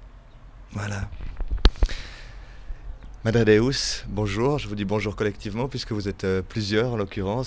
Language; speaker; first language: French; native; French